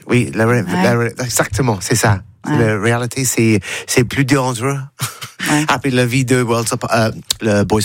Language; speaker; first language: French; non-native, learner; English